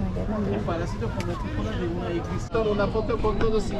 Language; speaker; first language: Spanish; non-native, learner; Turkish